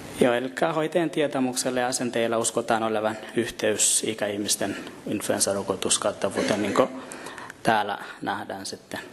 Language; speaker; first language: Finnish; non-native, fluent; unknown